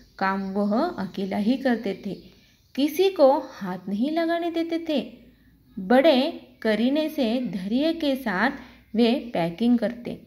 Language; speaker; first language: Hindi; non-native, local second language; Marathi